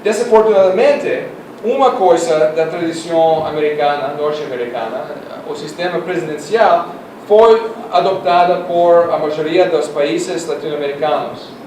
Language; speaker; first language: Portuguese; non-native, learner; Russian